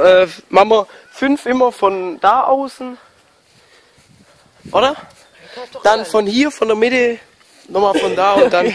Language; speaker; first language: German; native; German